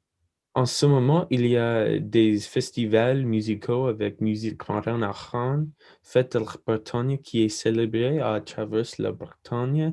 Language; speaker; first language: French; non-native, learner; English